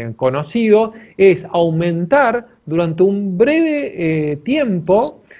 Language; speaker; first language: Spanish; native; Spanish